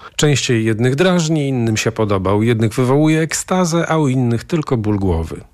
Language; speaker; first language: Polish; native; Polish